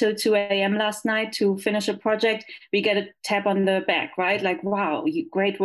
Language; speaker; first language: English; non-native, fluent; German